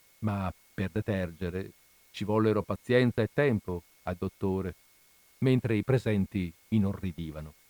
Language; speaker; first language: Italian; native; Italian